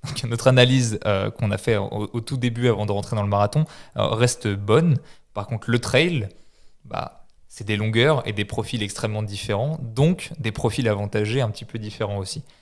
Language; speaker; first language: French; native; French